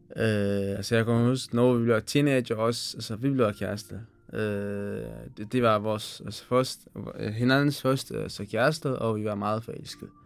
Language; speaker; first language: Danish; non-native, learner; Tigrinya